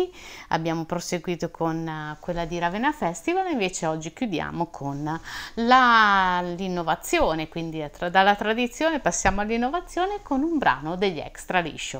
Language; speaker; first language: Italian; native; Italian